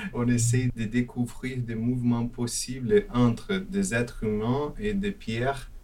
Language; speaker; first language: French; non-native, fluent; Portuguese